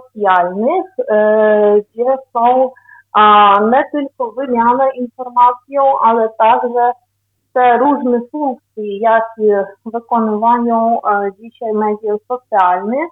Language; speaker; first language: Polish; non-native, fluent; Ukrainian